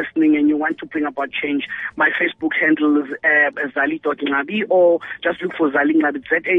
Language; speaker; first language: English; non-native, local second language; Southern Sotho